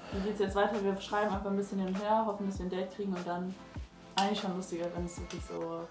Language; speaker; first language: German; native; German